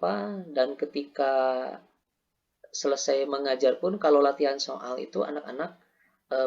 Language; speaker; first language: Indonesian; native; Indonesian